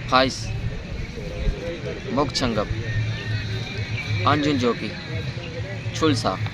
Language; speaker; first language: Korean; non-native, learner; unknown